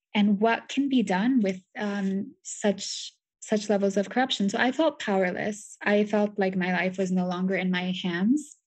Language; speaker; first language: English; native; English